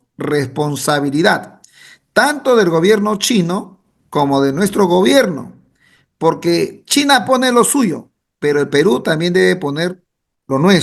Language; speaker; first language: Spanish; native; Spanish